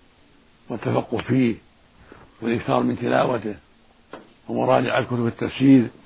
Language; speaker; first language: Arabic; native; Arabic